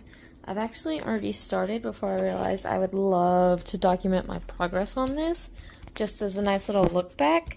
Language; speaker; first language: English; native; English